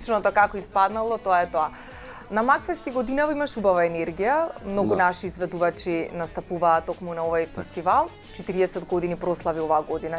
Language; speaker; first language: Macedonian; native; Macedonian